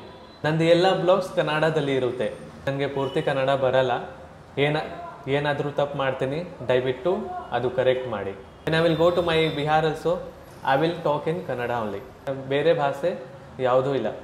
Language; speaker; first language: Kannada; non-native, local second language; Hindi